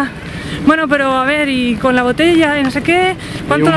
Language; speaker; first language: Spanish; native; Spanish